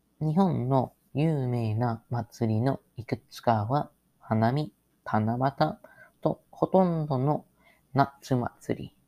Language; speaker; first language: Japanese; non-native, learner; English